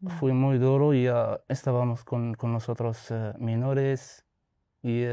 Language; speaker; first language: Spanish; non-native, learner; Arabic